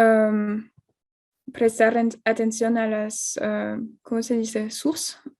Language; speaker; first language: Spanish; non-native, fluent; French